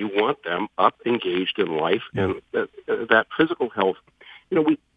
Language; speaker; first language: English; native; English